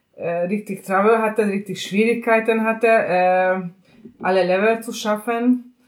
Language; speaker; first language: German; non-native, fluent; Hungarian